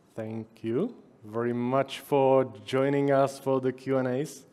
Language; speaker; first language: English; non-native, fluent; Czech